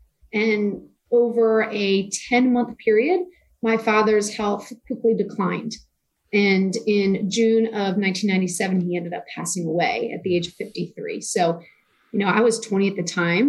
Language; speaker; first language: English; native; English